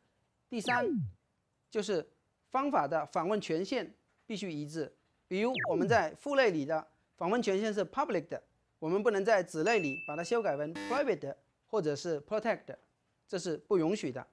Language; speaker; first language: Chinese; native; Chinese